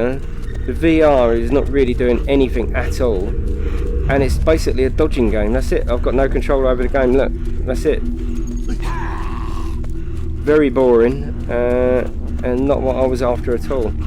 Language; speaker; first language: English; native; English